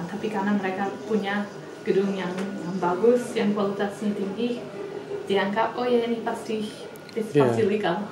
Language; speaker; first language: Indonesian; non-native, fluent; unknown